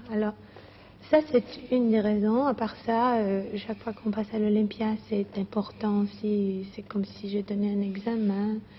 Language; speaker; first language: French; non-native, fluent; Greek